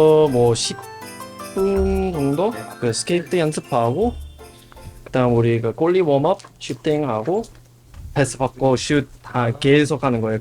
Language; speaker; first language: Korean; non-native, learner; English